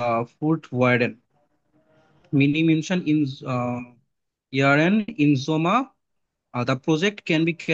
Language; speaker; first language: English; non-native, learner; Bangla